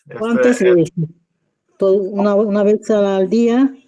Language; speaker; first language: Spanish; non-native, learner; Italian